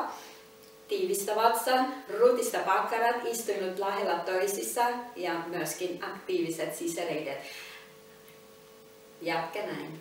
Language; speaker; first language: Finnish; non-native, learner; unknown